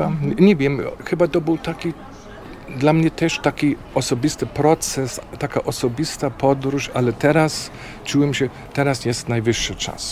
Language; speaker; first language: Polish; non-native, fluent; German